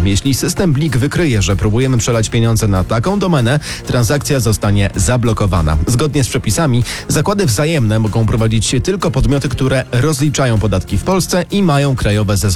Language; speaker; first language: Polish; native; Polish